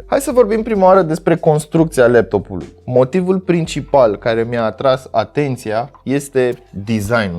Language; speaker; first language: Romanian; native; Romanian